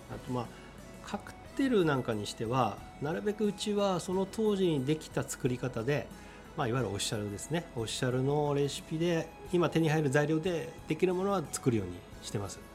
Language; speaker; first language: Japanese; native; Japanese